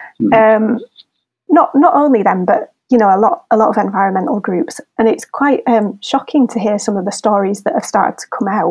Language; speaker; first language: English; native; English